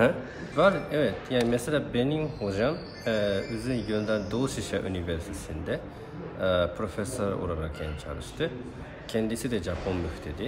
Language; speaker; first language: Turkish; non-native, fluent; Japanese